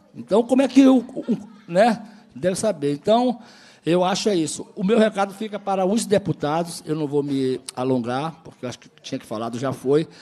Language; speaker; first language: Portuguese; native; Portuguese